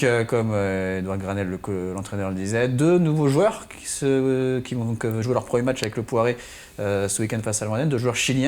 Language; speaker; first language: French; native; French